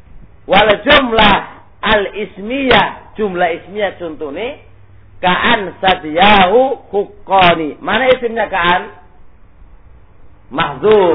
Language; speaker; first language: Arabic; non-native, fluent; Indonesian